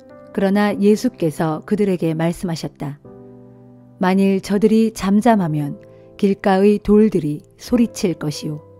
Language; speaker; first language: Korean; native; Korean